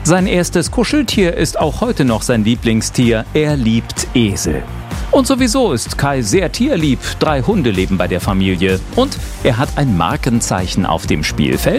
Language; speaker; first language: German; native; German